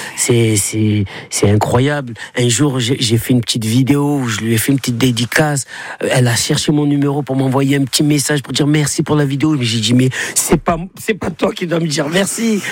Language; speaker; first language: French; native; French